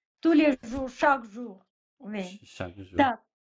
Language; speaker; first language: French; non-native, fluent; Russian